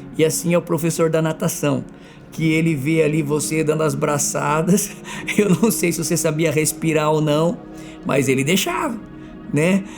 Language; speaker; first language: Portuguese; native; Portuguese